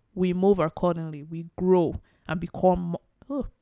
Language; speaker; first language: English; non-native, local second language; Yoruba